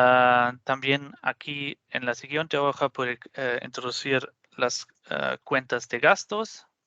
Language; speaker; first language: Spanish; non-native, fluent; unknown